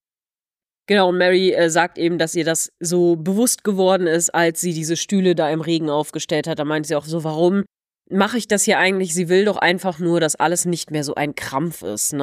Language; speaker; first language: German; native; German